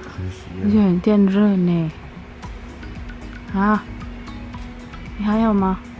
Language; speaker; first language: Chinese; non-native, learner; Indonesian